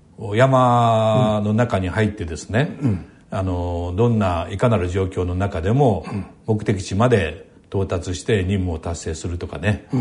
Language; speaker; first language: Japanese; native; Japanese